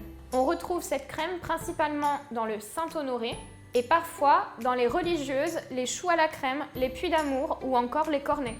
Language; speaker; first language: French; native; French